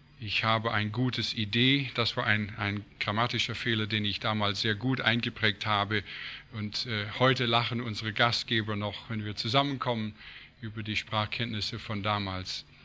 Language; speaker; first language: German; non-native, fluent; English